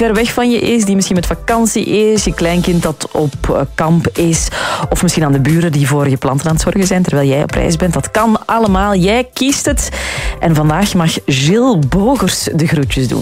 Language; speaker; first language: Dutch; native; Dutch